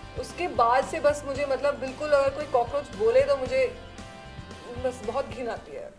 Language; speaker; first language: Hindi; native; Hindi